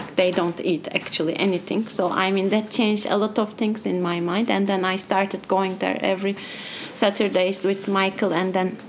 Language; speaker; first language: English; non-native, fluent; Turkish